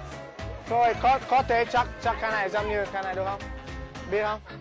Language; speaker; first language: Vietnamese; non-native, learner; English